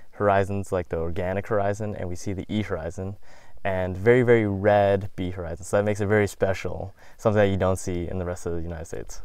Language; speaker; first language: English; native; English